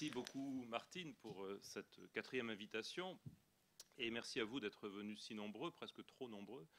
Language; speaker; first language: French; native; French